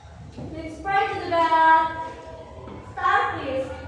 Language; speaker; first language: English; non-native, learner; Indonesian